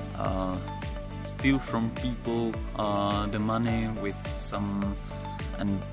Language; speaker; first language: English; non-native, learner; Czech